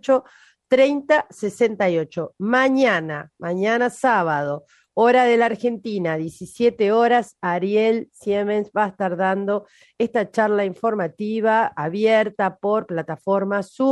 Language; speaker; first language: Spanish; native; Spanish